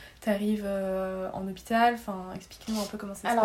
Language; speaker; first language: French; native; French